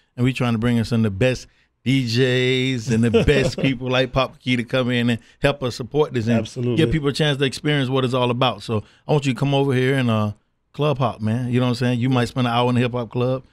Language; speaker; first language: English; native; English